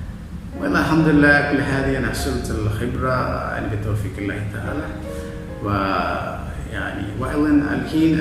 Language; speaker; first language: Arabic; non-native, fluent; Malayalam